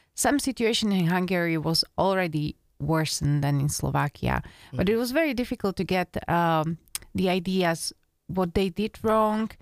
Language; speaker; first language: English; non-native, fluent; Slovak